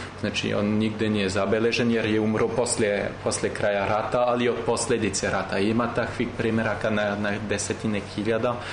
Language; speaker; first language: Serbian; non-native, fluent; French